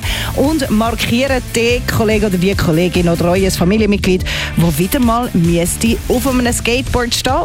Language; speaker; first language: German; native; German